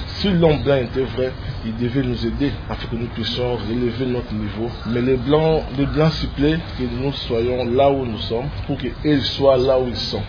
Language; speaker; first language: French; non-native, local second language; Lingala